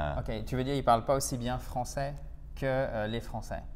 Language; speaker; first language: French; native; French